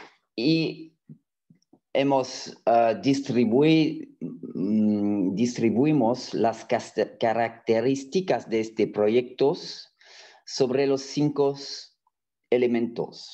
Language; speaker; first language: Spanish; non-native, fluent; French